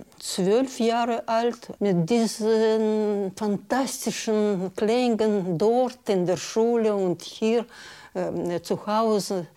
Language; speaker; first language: German; non-native, learner; Russian